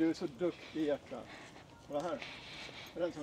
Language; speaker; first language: Swedish; native; Swedish